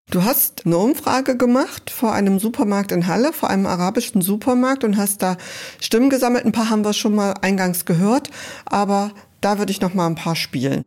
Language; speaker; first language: German; native; German